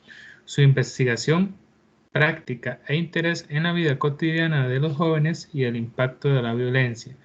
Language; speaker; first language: Spanish; native; Spanish